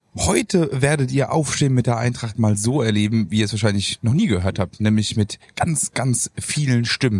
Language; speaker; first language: German; native; German